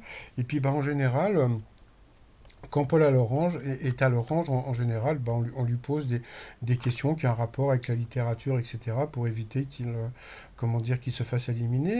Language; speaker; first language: French; native; French